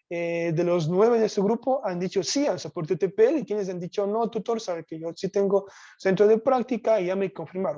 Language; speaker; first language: Spanish; native; Spanish